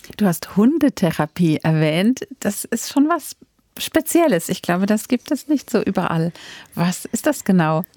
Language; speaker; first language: German; native; German